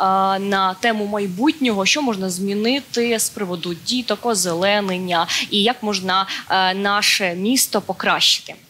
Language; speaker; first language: Ukrainian; native; Ukrainian